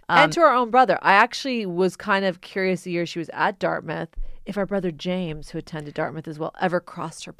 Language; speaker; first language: English; native; English